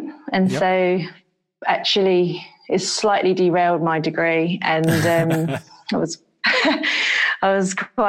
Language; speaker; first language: English; native; English